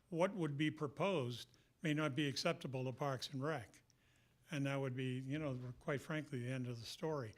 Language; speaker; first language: English; native; English